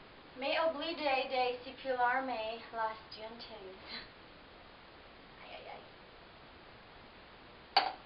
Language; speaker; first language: Spanish; non-native, learner; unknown